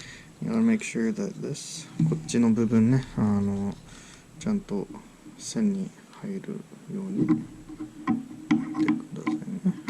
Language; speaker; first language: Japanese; early bilingual, heritage; English